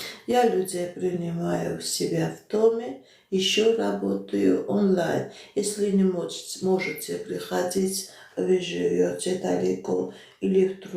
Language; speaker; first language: Russian; non-native, fluent; Armenian